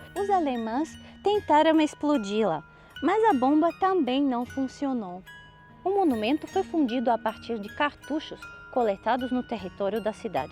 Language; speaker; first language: Portuguese; non-native, fluent; Russian